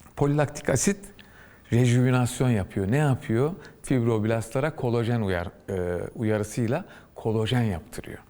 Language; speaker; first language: Turkish; native; Turkish